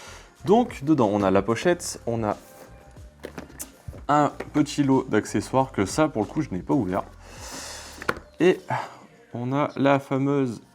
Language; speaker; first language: French; native; French